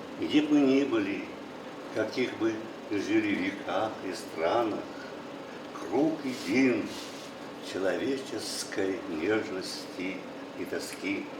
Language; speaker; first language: Russian; non-native, local second language; Buriat